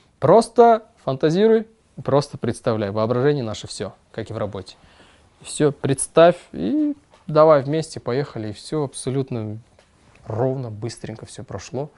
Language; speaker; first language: Russian; non-native, local second language; Kyrgyz